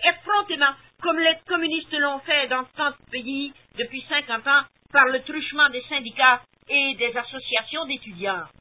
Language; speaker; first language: French; native; French